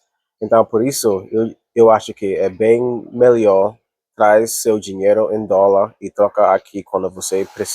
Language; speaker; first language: Portuguese; non-native, learner; English